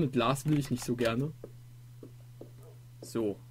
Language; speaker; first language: German; native; German